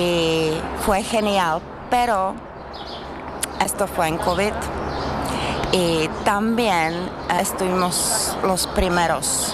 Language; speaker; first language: Spanish; non-native, fluent; Czech